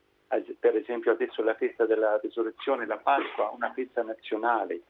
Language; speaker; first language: Italian; non-native, fluent; Arabic